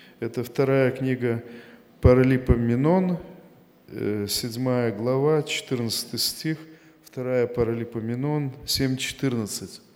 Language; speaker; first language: Russian; native; Russian